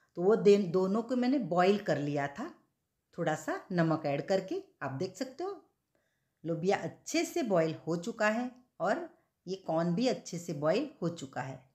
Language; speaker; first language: Hindi; non-native, local second language; Gujarati